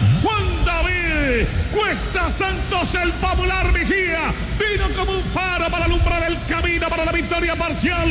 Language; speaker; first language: Spanish; native; Spanish